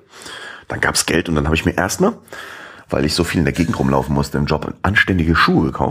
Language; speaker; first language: German; native; German